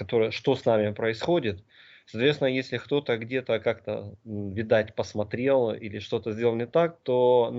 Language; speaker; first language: Russian; native; Russian